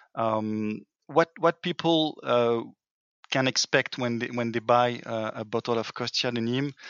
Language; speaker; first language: English; non-native, fluent; French